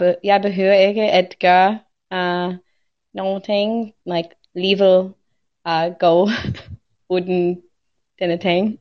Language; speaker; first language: Norwegian; non-native, learner; English